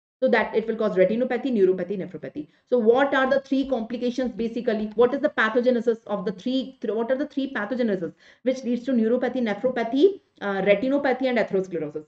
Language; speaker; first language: English; non-native, local second language; Hindi